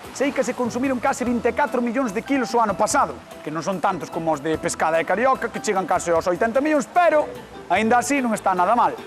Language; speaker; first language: Galician; native; Galician